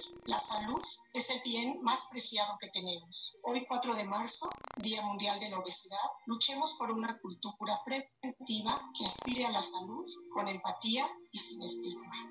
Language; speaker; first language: Spanish; native; Spanish